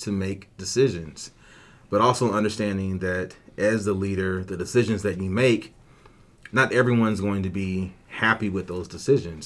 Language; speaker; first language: English; native; English